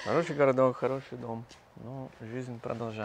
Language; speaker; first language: Russian; non-native, learner; English